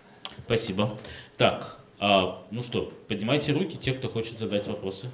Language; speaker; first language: Russian; native; Russian